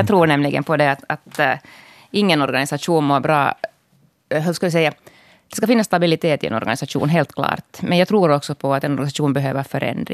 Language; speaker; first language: Swedish; native; Swedish